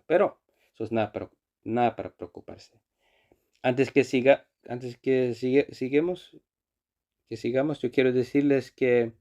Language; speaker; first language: Spanish; non-native, fluent; Icelandic